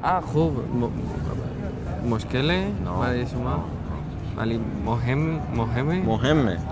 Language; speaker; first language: Persian; non-native, learner; Spanish